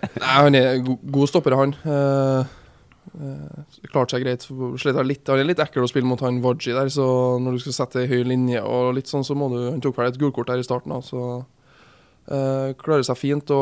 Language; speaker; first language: Norwegian; native; Norwegian